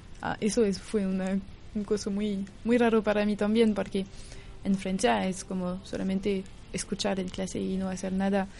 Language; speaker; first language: Spanish; non-native, learner; French